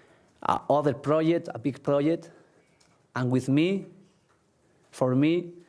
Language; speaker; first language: English; non-native, learner; Spanish